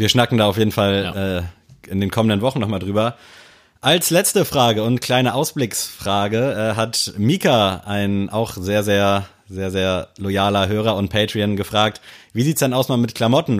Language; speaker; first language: German; native; German